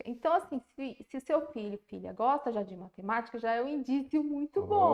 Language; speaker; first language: Portuguese; native; Portuguese